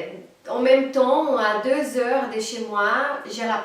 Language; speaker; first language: French; non-native, fluent; Portuguese